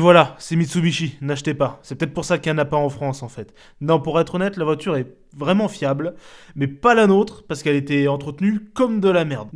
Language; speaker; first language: French; native; French